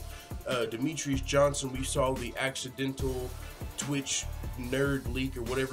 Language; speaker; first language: English; native; English